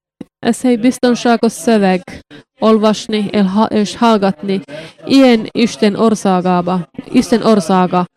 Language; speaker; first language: Hungarian; non-native, learner; Finnish